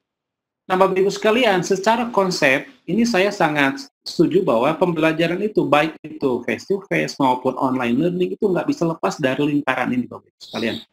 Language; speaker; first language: Indonesian; native; Indonesian